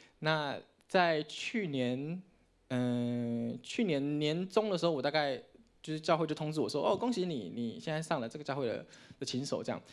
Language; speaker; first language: Chinese; native; Chinese